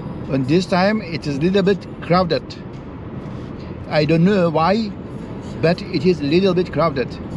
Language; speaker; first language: English; non-native, learner; Turkish